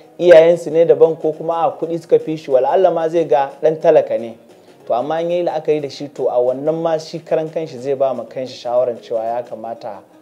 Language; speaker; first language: Hausa; non-native, local second language; Fula